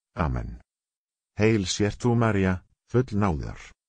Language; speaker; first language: Icelandic; non-native, learner; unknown